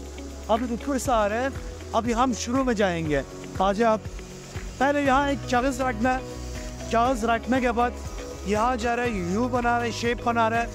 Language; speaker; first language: Hindi; non-native, learner; Turkish